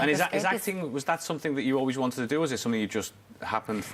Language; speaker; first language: English; native; English